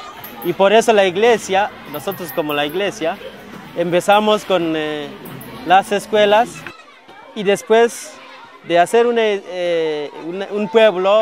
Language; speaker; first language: Spanish; non-native, fluent; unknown